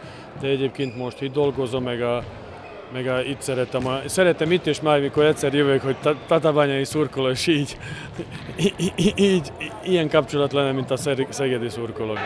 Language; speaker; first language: Hungarian; non-native, learner; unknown